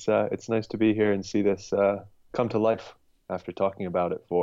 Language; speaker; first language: English; native; English